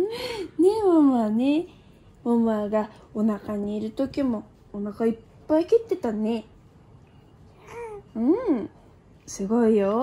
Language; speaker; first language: Japanese; native; Japanese